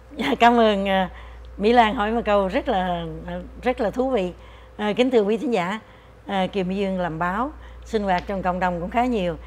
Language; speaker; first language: Vietnamese; native; Vietnamese